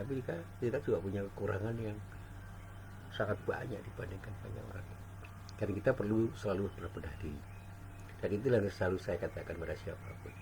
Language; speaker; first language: Indonesian; native; Indonesian